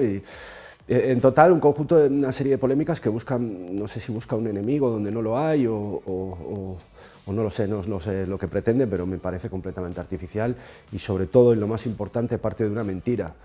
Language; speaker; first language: Spanish; native; Spanish